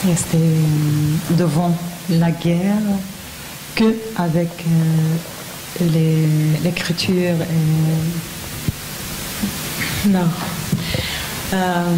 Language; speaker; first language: French; non-native, fluent; Arabic